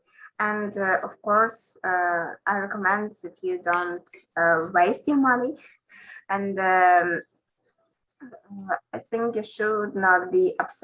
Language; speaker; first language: English; non-native, learner; Ukrainian